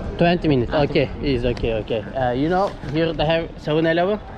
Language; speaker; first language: English; non-native, learner; Turkish